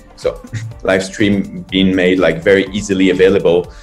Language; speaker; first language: English; non-native, fluent; French